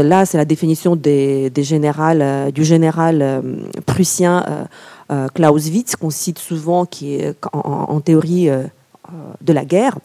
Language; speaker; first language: French; non-native, fluent; Ukrainian